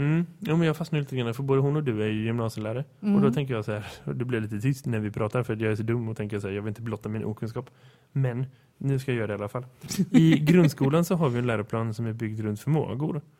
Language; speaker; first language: Swedish; native; Swedish